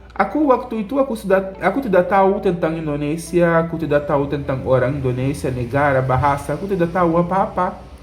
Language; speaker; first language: Indonesian; non-native, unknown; Portuguese